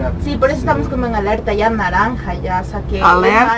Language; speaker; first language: Spanish; native; Spanish